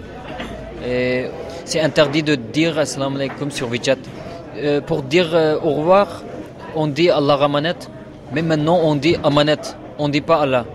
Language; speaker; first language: French; non-native, learner; Uyghur